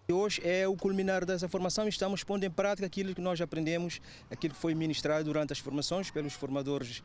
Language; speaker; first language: Portuguese; non-native, local second language; Kabuverdianu